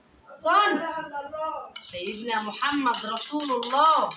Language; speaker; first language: Arabic; native; Arabic